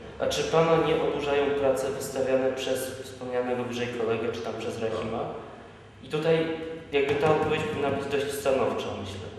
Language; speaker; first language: Polish; native; Polish